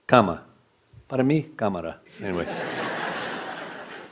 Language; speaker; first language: Spanish; non-native, learner; English